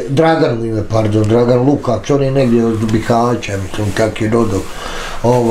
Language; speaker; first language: Serbian; native; Serbian